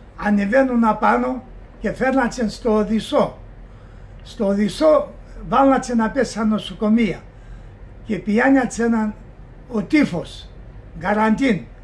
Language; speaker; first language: Greek; early bilingual, heritage; Greek